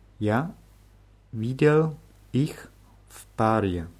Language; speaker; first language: Russian; non-native, learner; German